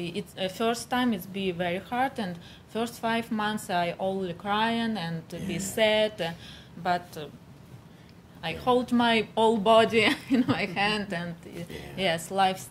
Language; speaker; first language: English; non-native, learner; Ukrainian